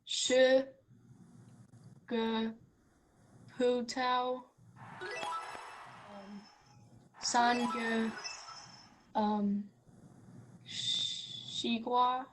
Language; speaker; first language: Chinese; non-native, learner; English